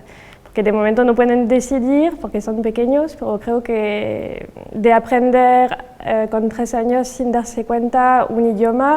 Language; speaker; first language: Spanish; non-native, fluent; French